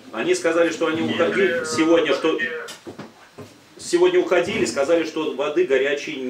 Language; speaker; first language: Russian; native; Russian